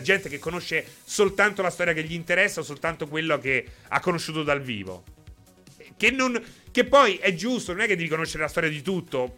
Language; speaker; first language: Italian; native; Italian